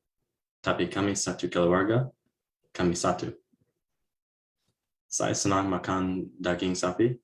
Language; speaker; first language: Indonesian; non-native, learner; English